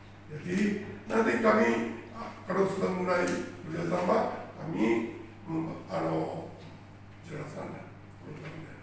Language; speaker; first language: Indonesian; non-native, fluent; Japanese